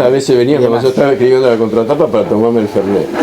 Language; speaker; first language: Spanish; native; Spanish